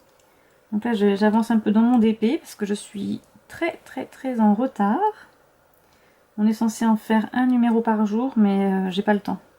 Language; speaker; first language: French; native; French